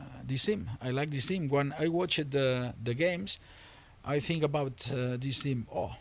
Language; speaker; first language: English; non-native, learner; Spanish